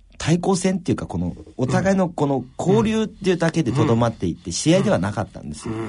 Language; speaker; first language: Japanese; early bilingual, other home language; Chinese